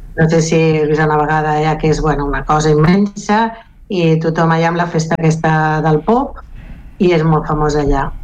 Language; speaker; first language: Catalan; non-native, local second language; Galician